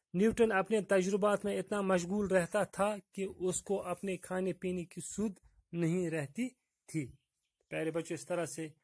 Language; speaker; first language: Urdu; non-native, local second language; Kashmiri